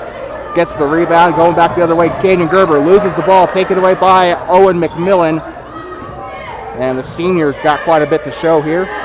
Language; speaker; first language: English; native; English